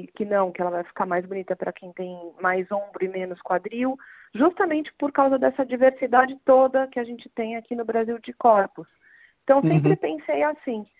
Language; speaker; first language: Portuguese; native; Portuguese